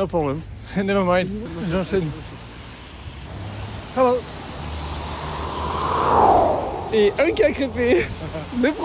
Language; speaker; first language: French; native; French